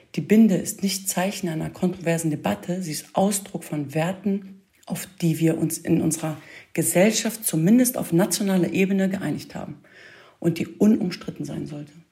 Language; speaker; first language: German; early bilingual, other home language; Kurdish